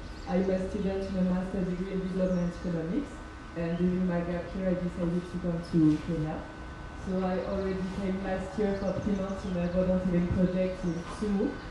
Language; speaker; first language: English; non-native, fluent; French